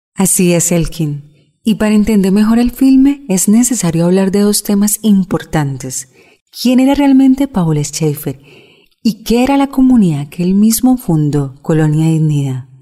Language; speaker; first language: Spanish; native; Spanish